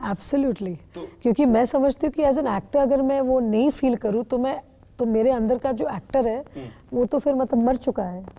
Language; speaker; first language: Hindi; non-native, local second language; Bangla